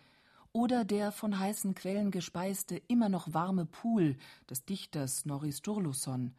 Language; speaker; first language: German; native; German